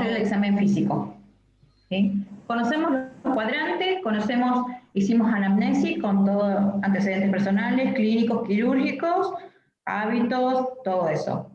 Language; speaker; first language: Spanish; native; Spanish